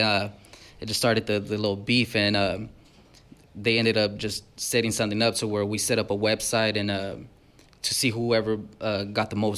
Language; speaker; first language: English; native; English